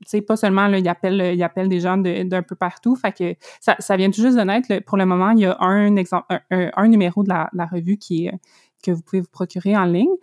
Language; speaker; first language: French; native; French